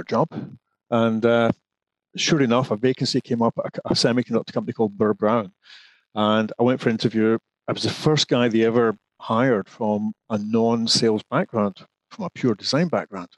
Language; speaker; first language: English; native; English